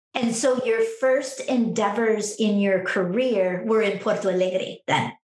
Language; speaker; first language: English; native; English